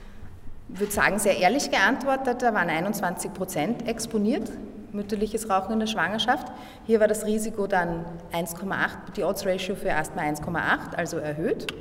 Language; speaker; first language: German; native; German